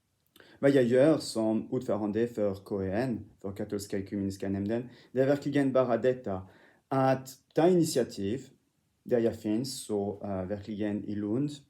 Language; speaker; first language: Swedish; non-native, fluent; French